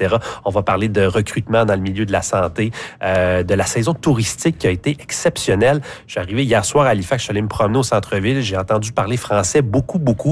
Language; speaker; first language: French; native; French